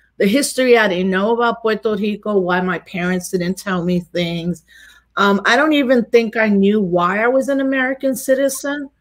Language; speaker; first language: English; native; English